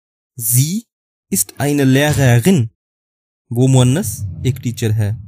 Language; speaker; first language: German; non-native, fluent; Urdu